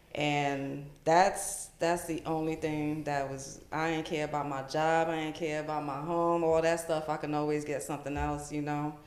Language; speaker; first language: English; native; English